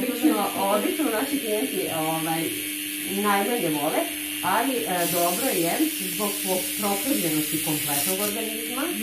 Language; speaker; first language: Serbian; native; Serbian